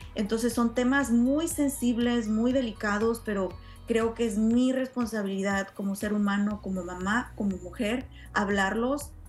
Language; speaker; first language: Spanish; native; Spanish